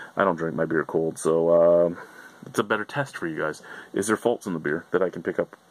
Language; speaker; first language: English; native; English